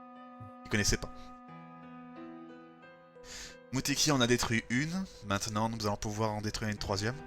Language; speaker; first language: French; native; French